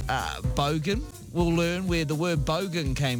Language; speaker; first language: English; native; English